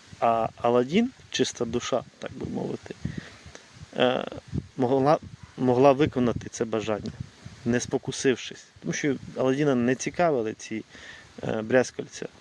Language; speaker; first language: Ukrainian; non-native, local second language; Russian